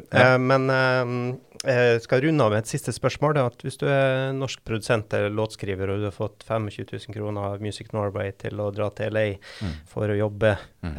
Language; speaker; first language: Norwegian; native; Norwegian